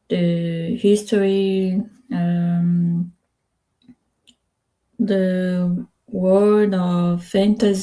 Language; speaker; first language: English; non-native, learner; Spanish